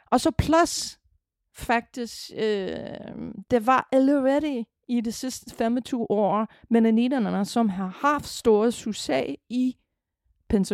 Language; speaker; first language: Danish; non-native, fluent; English